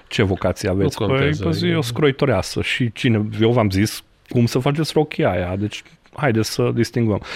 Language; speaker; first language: Romanian; non-native, local second language; Hungarian